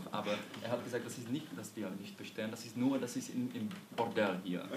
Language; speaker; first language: German; non-native, learner; Slovenian